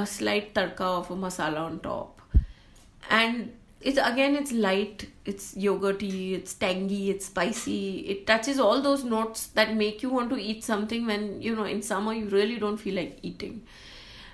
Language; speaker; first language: English; non-native, local second language; Gujarati